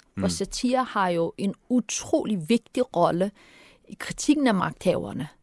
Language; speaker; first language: Danish; early bilingual, other home language; Turkish